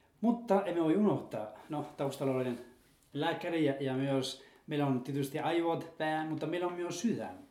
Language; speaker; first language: Finnish; non-native, fluent; Spanish